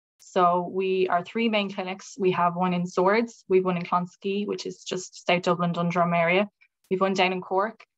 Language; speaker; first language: English; native; English